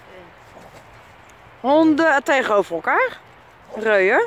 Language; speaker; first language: Dutch; native; Dutch